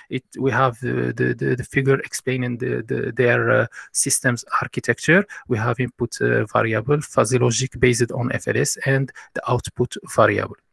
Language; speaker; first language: English; non-native, fluent; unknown